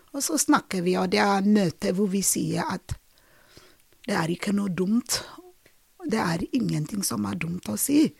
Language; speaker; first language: Norwegian; non-native, fluent; Ibibio